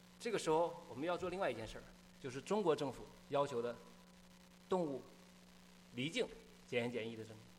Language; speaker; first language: Chinese; native; Chinese